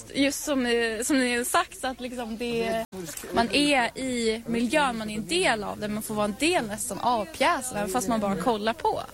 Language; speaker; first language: Swedish; native; Swedish